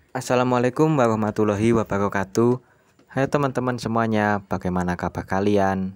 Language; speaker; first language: Indonesian; non-native, local second language; Javanese